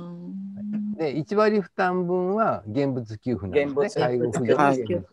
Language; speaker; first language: Japanese; native; Japanese